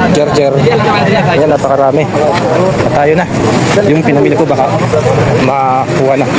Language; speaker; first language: Filipino; non-native, local second language; Pampanga